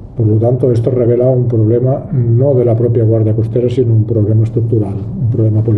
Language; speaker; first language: Spanish; native; Spanish